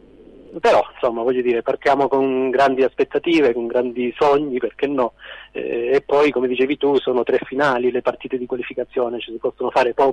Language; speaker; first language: Italian; native; Italian